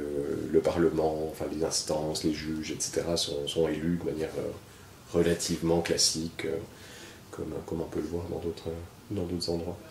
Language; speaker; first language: French; native; French